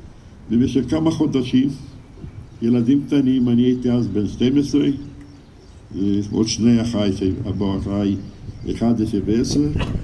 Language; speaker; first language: Hebrew; non-native, fluent; Romanian